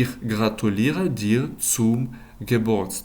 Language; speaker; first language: German; non-native, fluent; Ukrainian